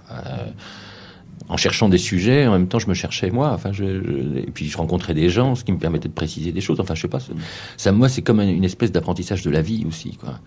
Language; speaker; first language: French; native; French